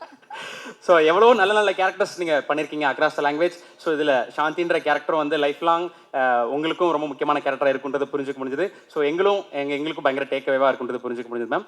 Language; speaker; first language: Tamil; native; Tamil